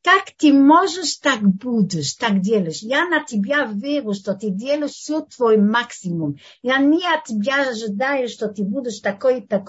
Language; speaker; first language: Russian; non-native, fluent; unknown